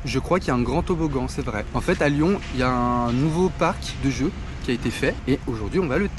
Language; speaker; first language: French; native; French